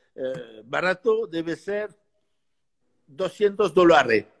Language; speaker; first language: Spanish; non-native, fluent; French